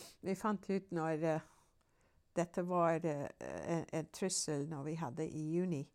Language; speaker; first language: Norwegian; non-native, fluent; English